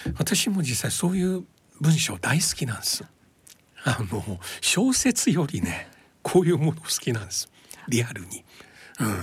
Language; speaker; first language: Japanese; non-native, fluent; Chinese